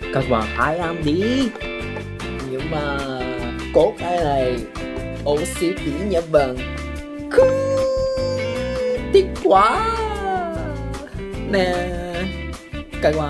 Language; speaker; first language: Vietnamese; non-native, learner; Japanese